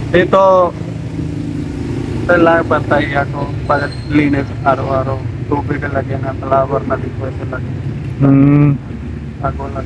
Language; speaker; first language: Filipino; non-native, learner; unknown